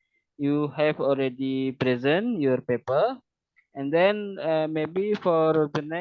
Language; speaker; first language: English; non-native, learner; Indonesian